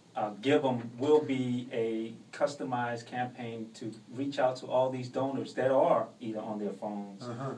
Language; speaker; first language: English; native; English